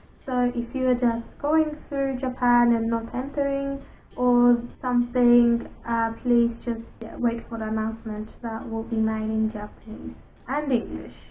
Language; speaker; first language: English; non-native, fluent; Japanese